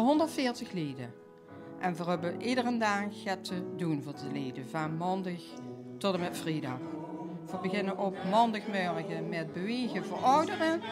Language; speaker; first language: Dutch; native; Dutch